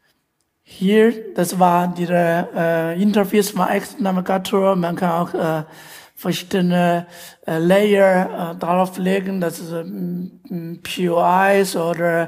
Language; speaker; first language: German; non-native, learner; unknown